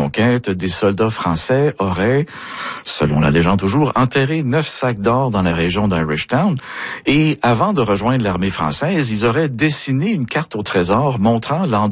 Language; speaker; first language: French; native; French